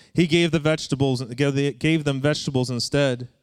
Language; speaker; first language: English; native; English